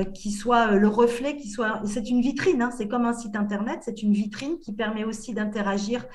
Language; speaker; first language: French; native; French